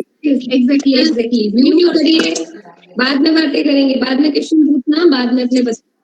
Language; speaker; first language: Hindi; native; Hindi